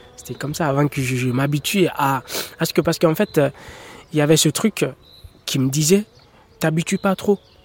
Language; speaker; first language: French; non-native, local second language; Fula